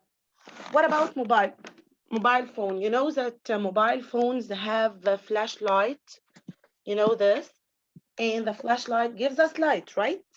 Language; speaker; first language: English; non-native, fluent; Arabic